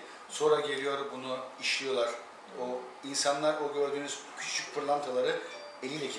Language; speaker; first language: Turkish; native; Turkish